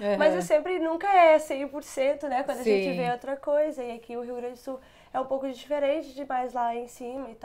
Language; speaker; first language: Portuguese; non-native, local second language; Kabuverdianu